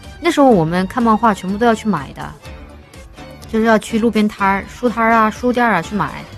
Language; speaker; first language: Chinese; native; Chinese